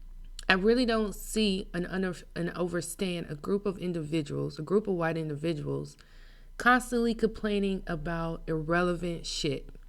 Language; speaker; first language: English; native; English